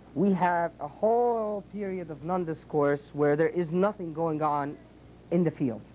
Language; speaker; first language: English; non-native, fluent; Arabic